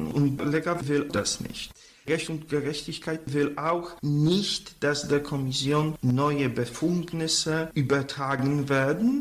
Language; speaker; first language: German; non-native, fluent; Polish